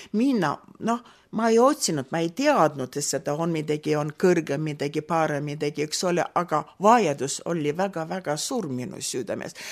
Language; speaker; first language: Estonian; non-native, local second language; Russian